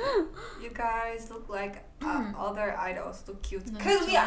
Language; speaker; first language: English; non-native, learner; Korean